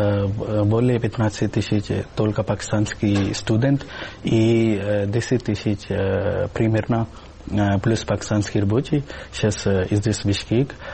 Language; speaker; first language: Russian; non-native, learner; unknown